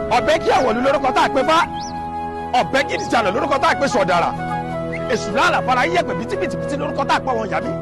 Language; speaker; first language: Yoruba; native; Yoruba